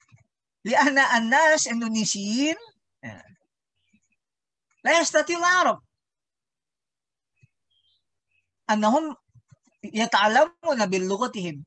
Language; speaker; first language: Arabic; non-native, learner; Indonesian